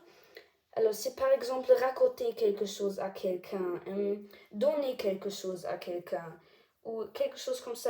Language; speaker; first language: French; non-native, learner; German